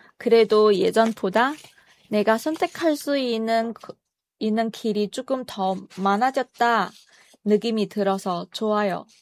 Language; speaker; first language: Korean; non-native, fluent; Chinese